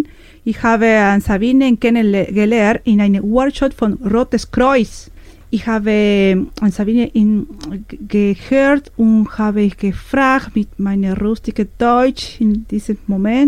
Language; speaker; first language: German; non-native, learner; Spanish